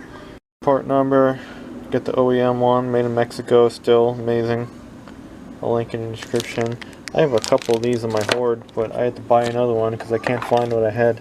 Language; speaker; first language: English; native; English